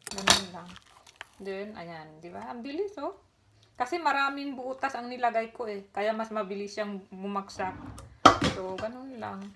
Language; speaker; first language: Filipino; native; Filipino